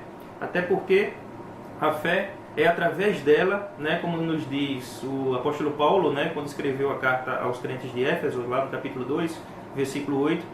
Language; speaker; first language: Portuguese; native; Portuguese